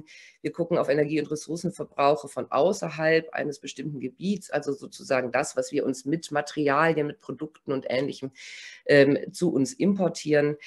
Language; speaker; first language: German; native; German